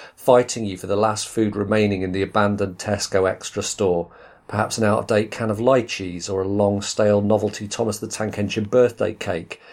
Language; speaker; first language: English; native; English